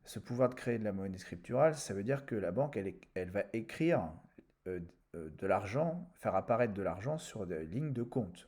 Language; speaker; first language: French; native; French